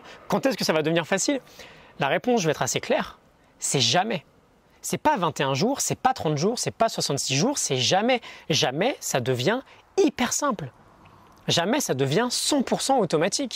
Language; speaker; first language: French; native; French